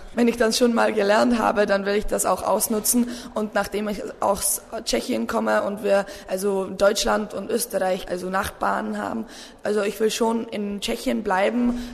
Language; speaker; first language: German; early bilingual, other home language; Czech